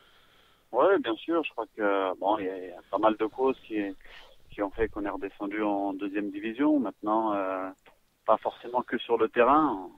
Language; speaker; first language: French; native; French